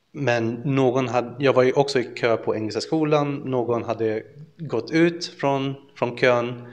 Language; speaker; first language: Swedish; early bilingual, other home language; Filipino